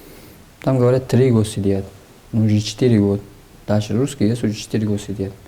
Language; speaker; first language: Russian; non-native, local second language; Uzbek